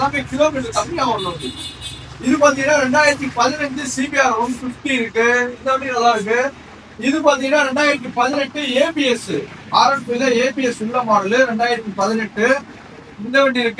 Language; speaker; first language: Tamil; native; Tamil